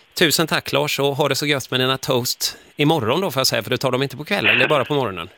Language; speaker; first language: Swedish; native; Swedish